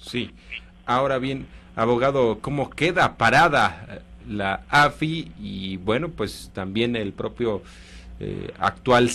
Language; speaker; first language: Spanish; native; Spanish